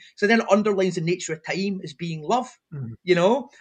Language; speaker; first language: English; native; English